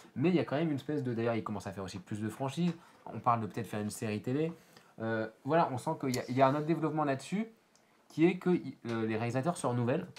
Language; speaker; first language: French; native; French